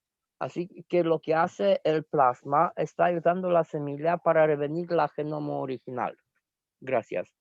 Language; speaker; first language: Spanish; non-native, fluent; Romanian